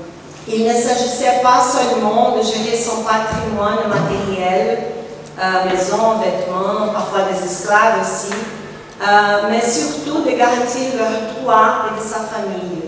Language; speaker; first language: French; non-native, fluent; Portuguese